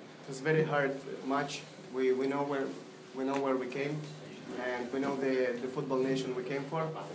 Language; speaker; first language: English; non-native, fluent; Russian